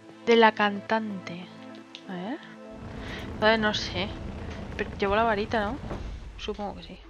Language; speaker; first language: Spanish; native; Spanish